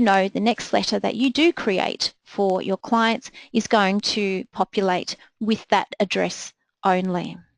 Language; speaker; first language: English; native; English